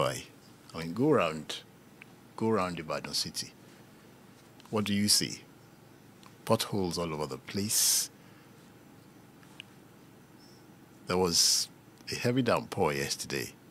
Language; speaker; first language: English; non-native, local second language; Yoruba